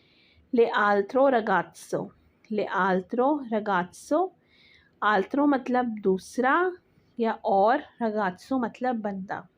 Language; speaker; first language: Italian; non-native, learner; Urdu